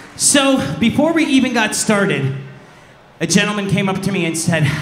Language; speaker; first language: English; native; English